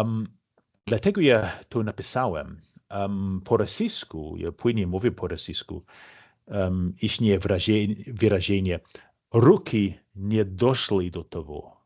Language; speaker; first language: Polish; non-native, fluent; English